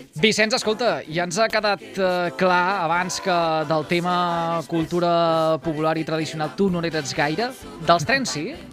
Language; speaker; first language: Catalan; native; Catalan